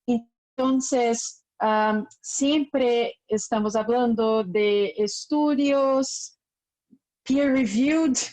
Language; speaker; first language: Spanish; non-native, fluent; Portuguese